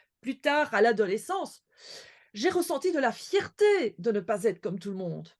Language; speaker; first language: French; native; French